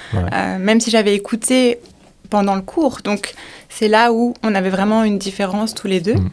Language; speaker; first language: French; native; French